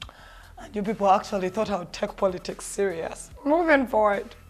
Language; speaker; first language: English; non-native, local second language; Ganda